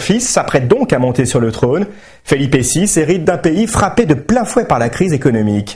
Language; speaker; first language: French; native; French